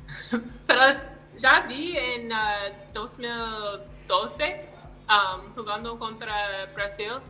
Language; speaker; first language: Spanish; non-native, learner; English